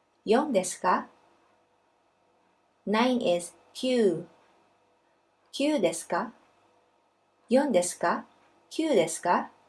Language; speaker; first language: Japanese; non-native, fluent; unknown